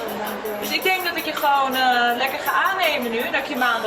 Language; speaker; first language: Dutch; native; Dutch